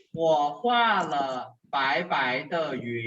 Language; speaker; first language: Chinese; non-native, fluent; Thai